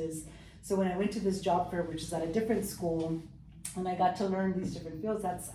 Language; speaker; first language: English; early bilingual, other home language; Spanish